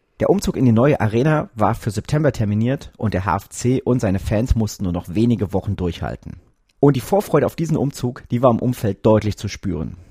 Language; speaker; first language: German; native; German